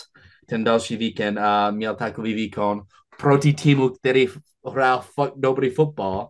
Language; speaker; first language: Czech; non-native, fluent; English